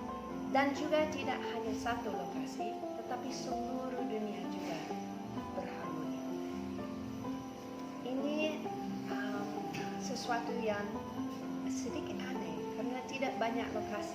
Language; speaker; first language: Indonesian; non-native, fluent; English